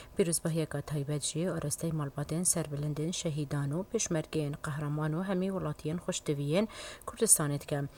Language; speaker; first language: Kurdish; native; Kurdish